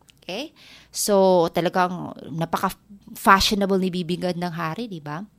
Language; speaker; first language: Filipino; non-native, local second language; Waray